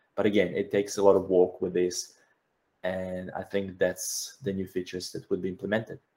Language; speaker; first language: English; non-native, fluent; Russian